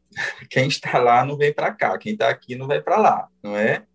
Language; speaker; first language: Portuguese; native; Portuguese